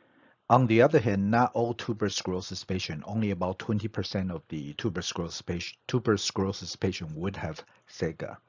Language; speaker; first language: English; non-native, fluent; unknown